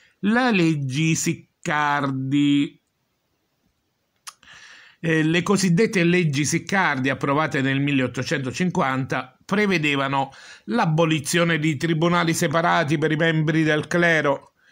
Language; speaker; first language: Italian; native; Italian